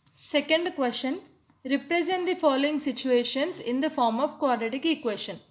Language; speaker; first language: English; non-native, local second language; Telugu